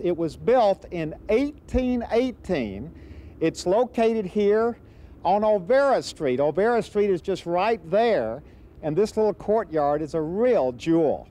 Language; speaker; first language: English; native; English